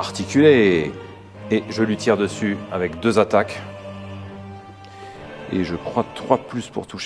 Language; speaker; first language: French; native; French